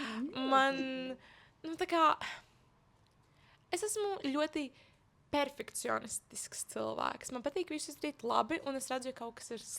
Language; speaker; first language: Latvian; native; Latvian